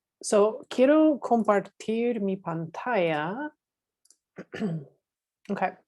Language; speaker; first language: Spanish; non-native, fluent; English